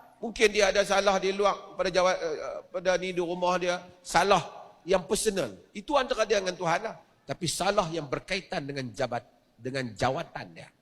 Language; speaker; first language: Malay; native; Malay